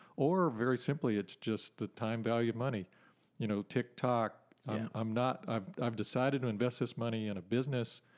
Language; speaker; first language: English; native; English